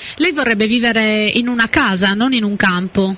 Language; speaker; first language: Italian; native; Italian